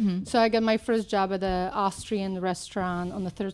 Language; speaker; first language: English; non-native, fluent; Slovak